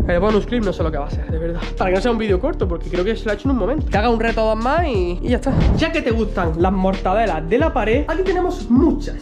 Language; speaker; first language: Spanish; native; Spanish